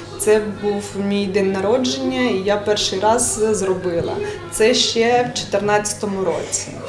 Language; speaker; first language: Ukrainian; non-native, local second language; Russian